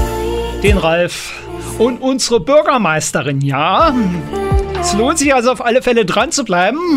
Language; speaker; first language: German; native; German